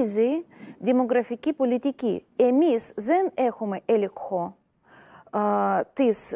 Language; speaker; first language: Greek; non-native, learner; Russian